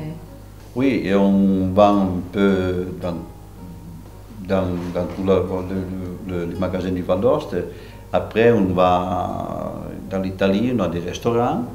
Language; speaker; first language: French; non-native, local second language; Italian